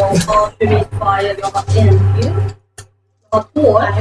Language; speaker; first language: Swedish; non-native, learner; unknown